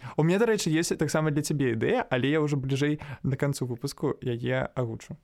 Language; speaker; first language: Belarusian; native; Belarusian